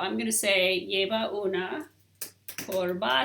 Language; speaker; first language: Spanish; non-native, learner; English